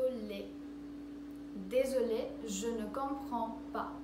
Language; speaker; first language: French; non-native, fluent; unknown